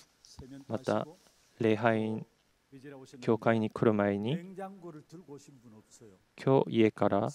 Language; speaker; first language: Japanese; non-native, fluent; Korean